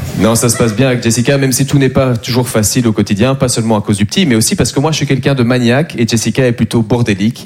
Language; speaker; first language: French; native; French